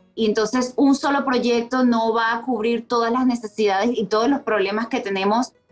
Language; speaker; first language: Spanish; native; Spanish